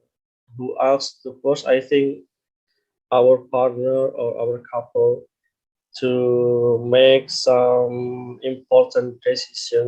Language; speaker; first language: English; non-native, learner; Indonesian